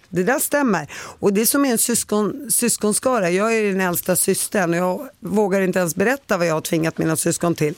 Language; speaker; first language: Swedish; native; Swedish